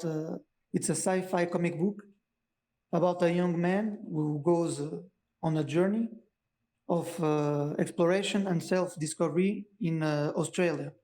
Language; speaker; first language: English; non-native, learner; Portuguese